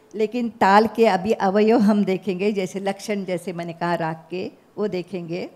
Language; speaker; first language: Hindi; non-native, local second language; Marathi